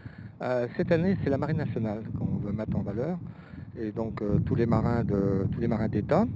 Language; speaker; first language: French; native; French